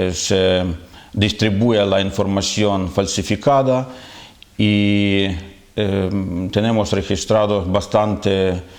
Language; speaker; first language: Spanish; non-native, fluent; Ukrainian